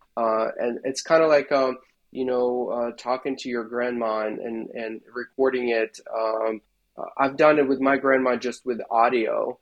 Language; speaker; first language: English; non-native, fluent; Russian